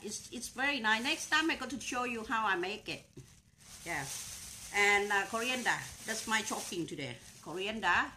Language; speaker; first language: English; non-native, learner; Thai